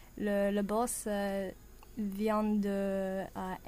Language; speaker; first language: French; non-native, learner; English